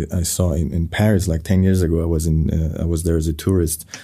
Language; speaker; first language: English; non-native, fluent; Persian